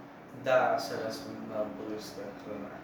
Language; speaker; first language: Bulgarian; non-native, learner; English